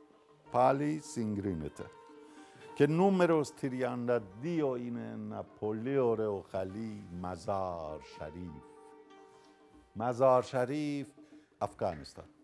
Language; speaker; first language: Greek; non-native, learner; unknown